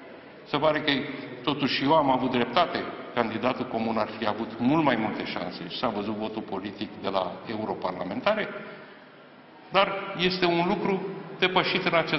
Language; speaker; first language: Romanian; native; Romanian